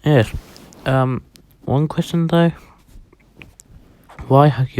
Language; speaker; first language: English; native; English